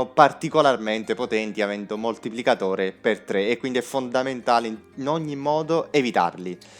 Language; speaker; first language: Italian; native; Italian